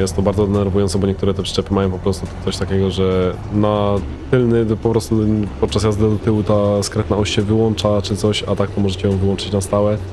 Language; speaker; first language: Polish; native; Polish